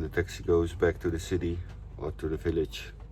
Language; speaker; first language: English; non-native, learner; Dutch